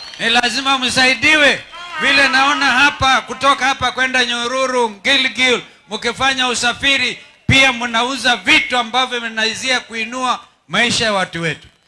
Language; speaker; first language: Swahili; non-native, local second language; Kamba